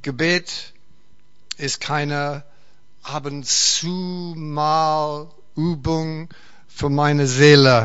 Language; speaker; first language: German; non-native, fluent; English